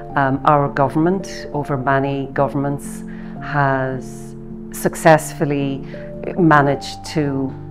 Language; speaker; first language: English; native; English